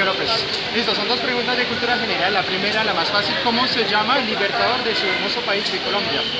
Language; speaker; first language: Spanish; non-native, fluent; French